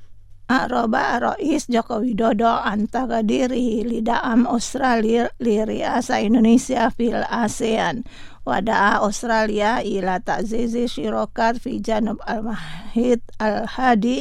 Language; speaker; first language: Arabic; non-native, fluent; Indonesian